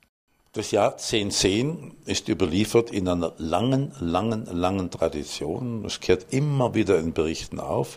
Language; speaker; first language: German; native; German